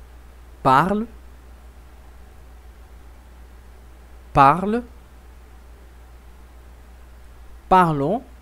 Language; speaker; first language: French; non-native, fluent; Portuguese